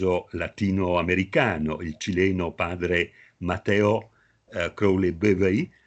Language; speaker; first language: Italian; native; Italian